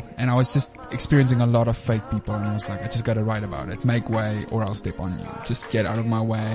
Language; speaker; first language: English; non-native, local second language; Afrikaans